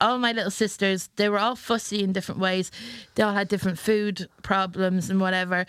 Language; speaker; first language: English; native; English